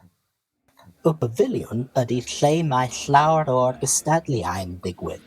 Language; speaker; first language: Welsh; non-native, learner; English